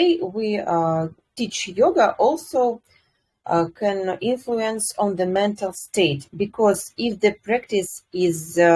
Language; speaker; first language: English; non-native, fluent; Russian